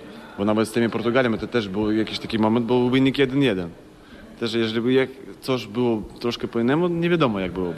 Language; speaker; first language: Polish; non-native, fluent; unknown